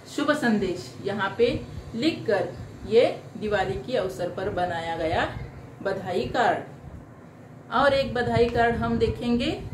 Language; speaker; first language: Hindi; non-native, local second language; Marathi